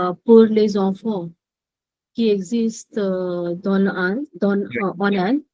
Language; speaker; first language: French; non-native, learner; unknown